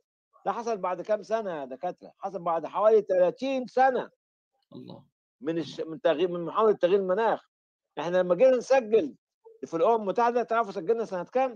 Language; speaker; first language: Arabic; native; Arabic